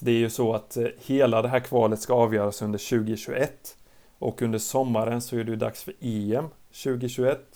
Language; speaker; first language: Swedish; native; Swedish